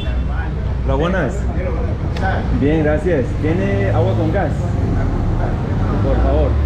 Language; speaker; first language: Spanish; non-native, learner; English